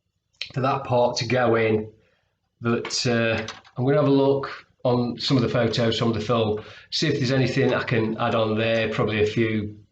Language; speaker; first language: English; native; English